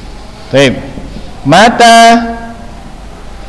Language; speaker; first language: Arabic; non-native, fluent; Indonesian